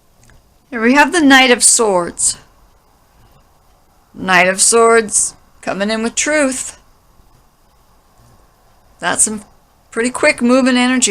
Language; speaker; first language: English; native; English